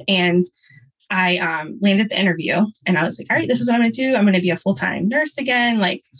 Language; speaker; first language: English; native; English